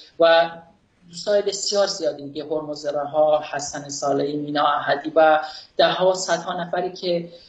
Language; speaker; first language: Persian; non-native, local second language; Kurdish